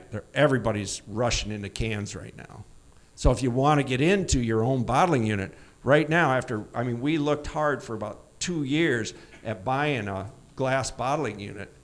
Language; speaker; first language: English; native; English